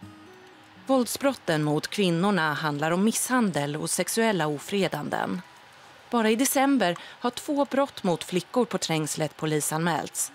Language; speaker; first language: Swedish; native; Swedish